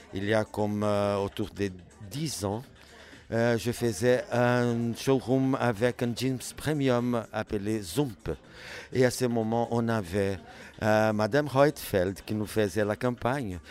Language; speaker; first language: French; non-native, fluent; Portuguese